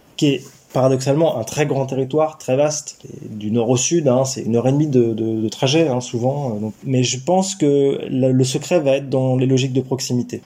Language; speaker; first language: French; native; French